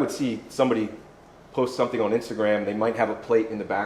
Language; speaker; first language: English; native; English